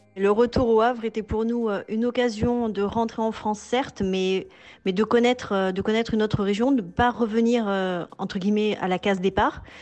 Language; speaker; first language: French; native; French